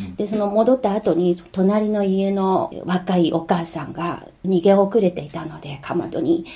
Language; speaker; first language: Japanese; non-native, fluent; Chinese